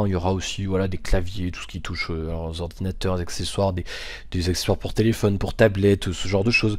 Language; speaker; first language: French; native; French